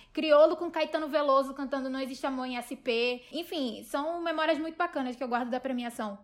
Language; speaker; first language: Portuguese; native; Portuguese